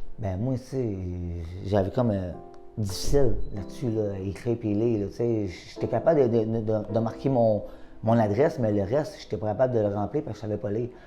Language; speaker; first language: French; native; French